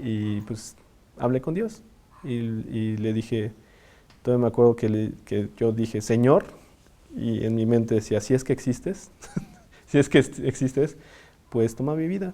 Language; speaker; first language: Spanish; native; Spanish